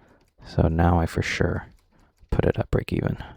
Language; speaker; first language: English; native; English